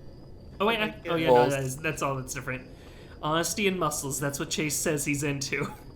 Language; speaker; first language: English; native; English